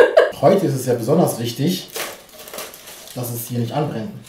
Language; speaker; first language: German; early bilingual, other home language; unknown